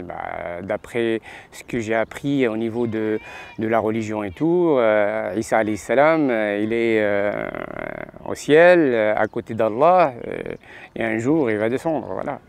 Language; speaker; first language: French; non-native, local second language; Arabic